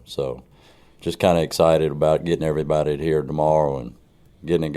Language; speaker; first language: English; native; English